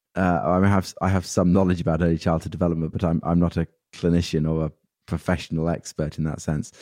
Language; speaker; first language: English; native; English